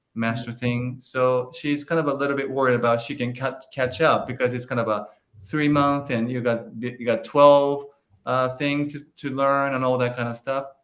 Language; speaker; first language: English; non-native, fluent; Japanese